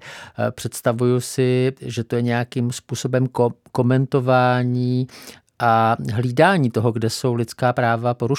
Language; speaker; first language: Czech; native; Czech